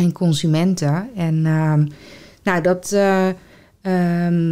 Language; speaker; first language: Dutch; native; Dutch